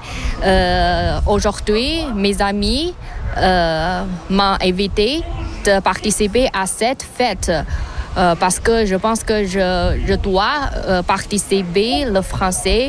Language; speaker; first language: French; non-native, learner; Chinese